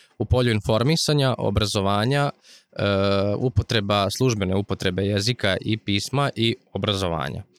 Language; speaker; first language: Serbian; non-native, local second language; Rusyn